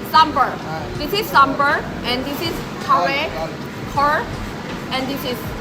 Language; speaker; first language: English; non-native, learner; Japanese